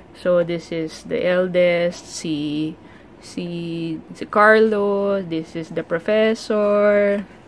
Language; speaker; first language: English; non-native, local second language; Filipino